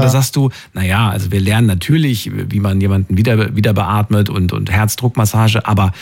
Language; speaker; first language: German; native; German